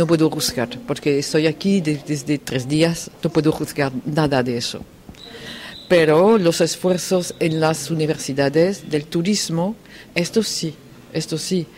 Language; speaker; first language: Spanish; non-native, fluent; French